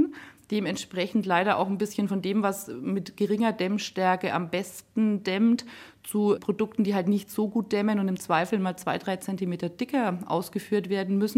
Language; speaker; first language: German; native; German